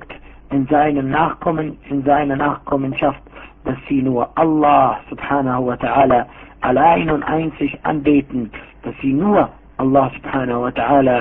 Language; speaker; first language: German; non-native, fluent; Arabic